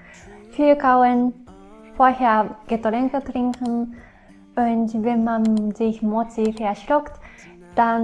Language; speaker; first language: German; non-native, fluent; Japanese